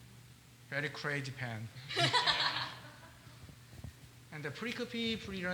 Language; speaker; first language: English; non-native, learner; Korean